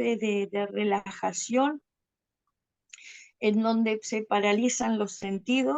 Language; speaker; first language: Spanish; native; Spanish